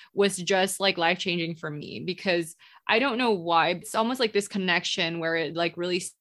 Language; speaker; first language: English; non-native, local second language; Indonesian